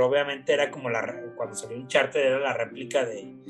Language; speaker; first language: Spanish; native; Spanish